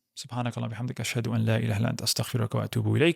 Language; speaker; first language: Arabic; non-native, fluent; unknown